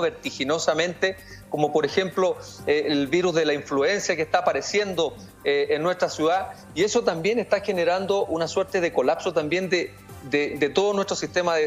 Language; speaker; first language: Spanish; native; Spanish